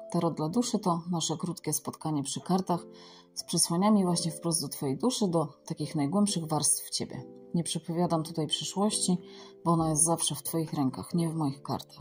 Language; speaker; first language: Polish; native; Polish